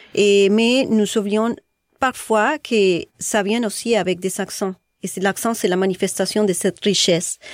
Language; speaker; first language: French; non-native, fluent; Spanish